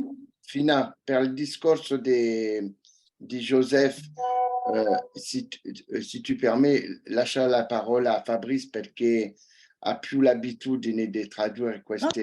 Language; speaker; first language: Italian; early bilingual, heritage; French